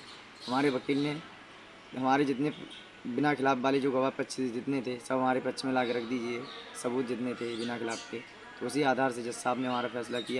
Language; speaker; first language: Hindi; native; Hindi